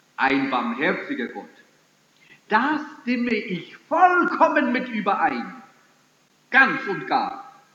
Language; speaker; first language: German; early bilingual, heritage; German